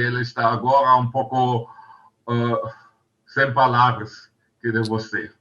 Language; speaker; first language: Portuguese; non-native, learner; German